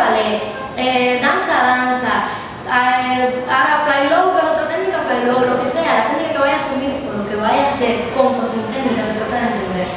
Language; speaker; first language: Spanish; native; Spanish